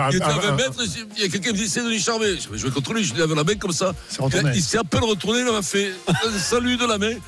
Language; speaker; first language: French; native; French